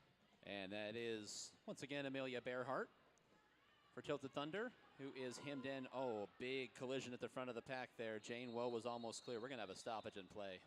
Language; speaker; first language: English; native; English